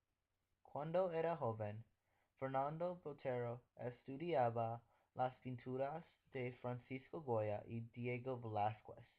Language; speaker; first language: Spanish; non-native, learner; English